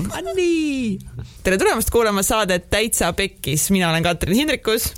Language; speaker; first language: Estonian; native; Estonian